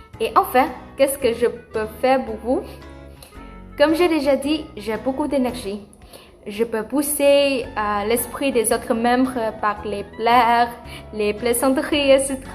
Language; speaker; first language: French; non-native, fluent; Vietnamese